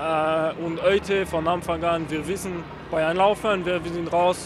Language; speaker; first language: German; non-native, fluent; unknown